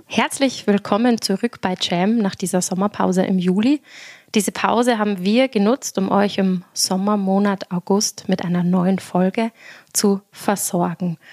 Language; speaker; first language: German; native; German